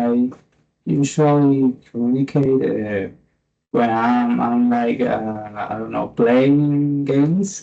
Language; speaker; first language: English; non-native, fluent; Spanish